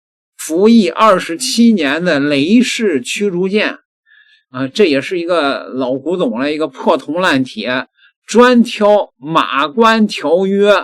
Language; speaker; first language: Chinese; native; Chinese